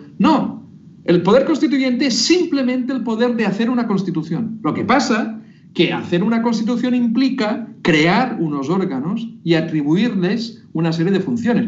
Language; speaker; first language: Spanish; native; Spanish